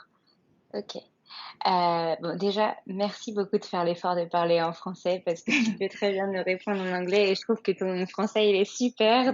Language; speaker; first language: French; native; French